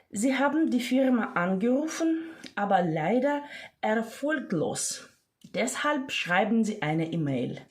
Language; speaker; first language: German; non-native, fluent; Ukrainian